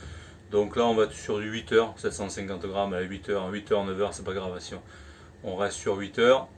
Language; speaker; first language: French; native; French